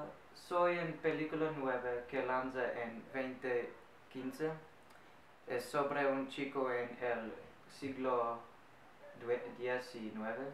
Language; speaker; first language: Spanish; non-native, learner; English